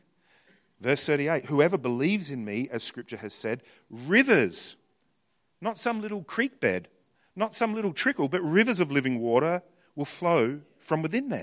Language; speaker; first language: English; native; English